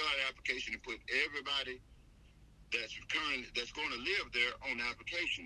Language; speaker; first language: English; native; English